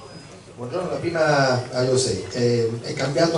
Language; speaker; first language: Italian; native; Italian